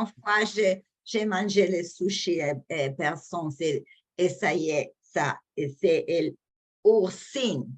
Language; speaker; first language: French; non-native, learner; English